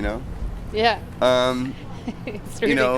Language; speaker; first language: English; non-native, learner; French